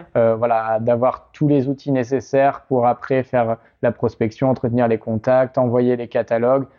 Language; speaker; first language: French; native; French